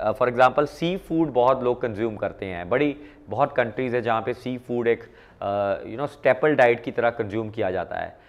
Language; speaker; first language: Hindi; non-native, local second language; Punjabi